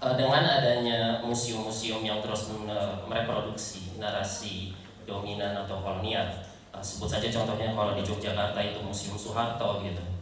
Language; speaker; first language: Indonesian; native; Indonesian